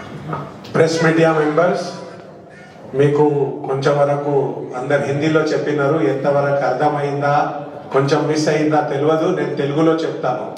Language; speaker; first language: Telugu; non-native, local second language; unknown